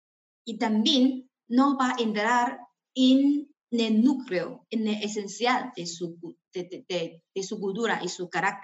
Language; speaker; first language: Spanish; non-native, fluent; Chinese